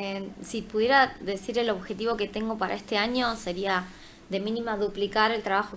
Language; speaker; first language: Spanish; native; Spanish